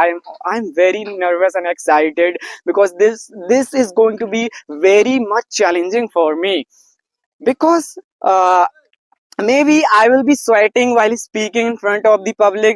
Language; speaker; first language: English; non-native, learner; Hindi